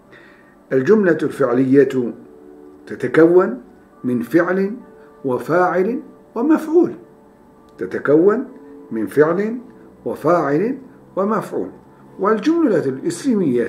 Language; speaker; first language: Arabic; non-native, fluent; Turkish